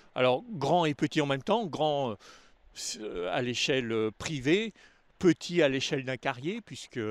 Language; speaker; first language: French; native; French